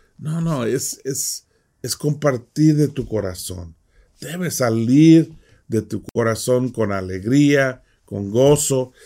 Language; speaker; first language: Spanish; early bilingual, heritage; Spanish